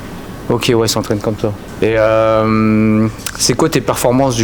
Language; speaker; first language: French; native; French